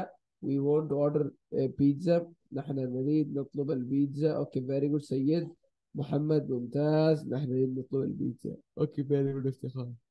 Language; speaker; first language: Arabic; non-native, fluent; Hindi